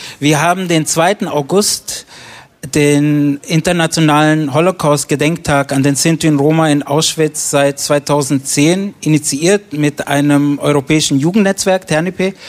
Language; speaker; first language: German; early bilingual, other home language; Romany